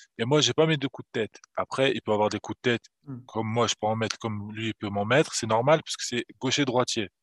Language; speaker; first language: French; early bilingual, other home language; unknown